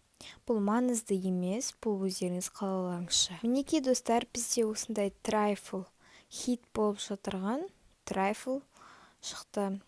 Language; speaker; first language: Kazakh; native; Kazakh